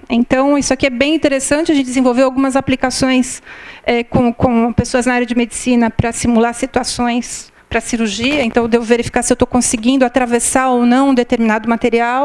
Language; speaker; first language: Portuguese; native; Portuguese